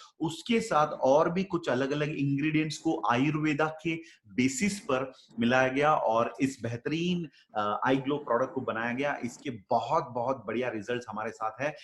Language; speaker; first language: Hindi; non-native, local second language; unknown